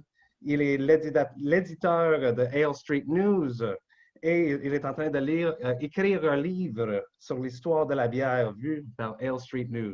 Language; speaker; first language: French; non-native, local second language; English